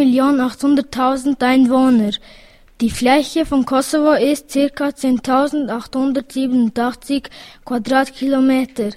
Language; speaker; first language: German; early bilingual, other home language; Albanian